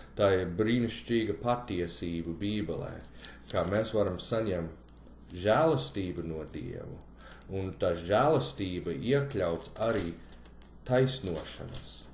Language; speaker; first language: Latvian; early bilingual, heritage; Latvian